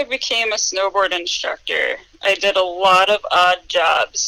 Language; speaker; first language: English; native; English